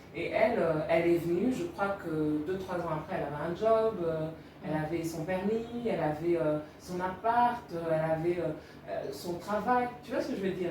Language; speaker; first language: French; early bilingual, other home language; Lingala